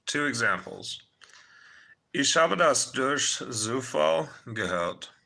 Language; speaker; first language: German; non-native, fluent; English